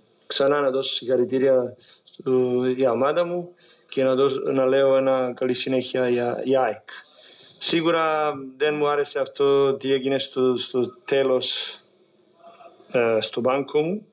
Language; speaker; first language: Greek; non-native, learner; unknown